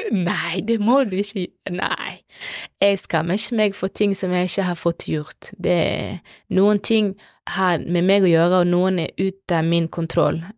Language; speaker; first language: Norwegian; non-native, fluent; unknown